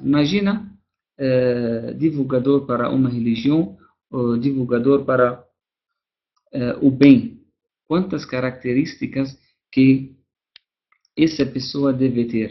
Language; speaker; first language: Portuguese; non-native, fluent; Arabic